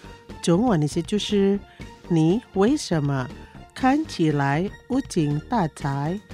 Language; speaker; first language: Chinese; non-native, local second language; Indonesian